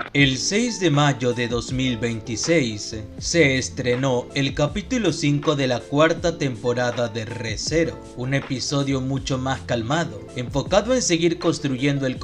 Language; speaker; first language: Spanish; native; Spanish